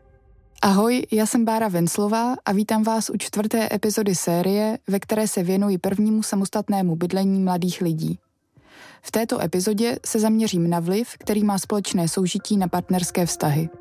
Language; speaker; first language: Czech; native; Czech